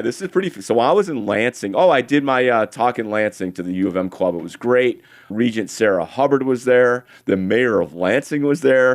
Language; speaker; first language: English; native; English